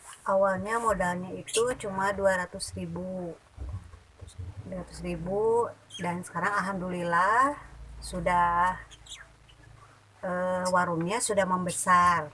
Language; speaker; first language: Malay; non-native, local second language; Sundanese